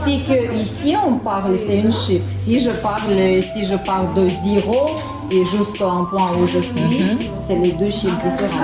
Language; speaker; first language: French; non-native, learner; Russian